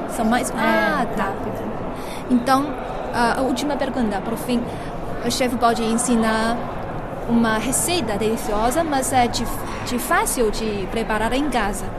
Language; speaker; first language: Portuguese; non-native, fluent; Chinese